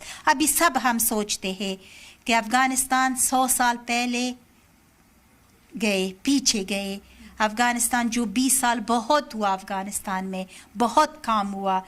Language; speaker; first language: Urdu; non-native, learner; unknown